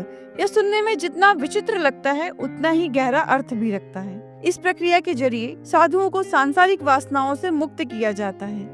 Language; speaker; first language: Hindi; native; Hindi